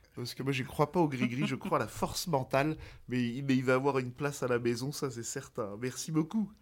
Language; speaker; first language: French; native; French